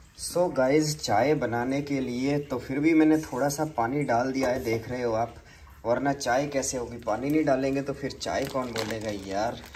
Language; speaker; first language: Hindi; native; Hindi